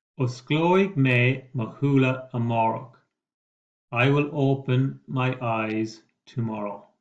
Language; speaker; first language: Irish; non-native, local second language; English